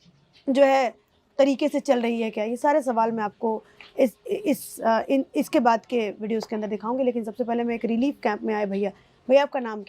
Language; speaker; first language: Hindi; native; Hindi